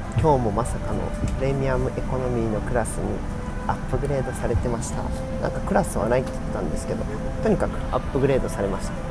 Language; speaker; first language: Japanese; native; Japanese